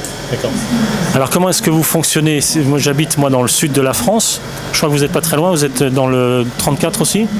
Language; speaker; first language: French; native; French